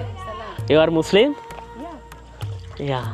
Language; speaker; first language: English; non-native, learner; Bangla